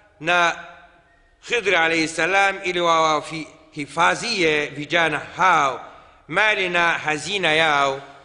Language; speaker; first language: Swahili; non-native, fluent; Arabic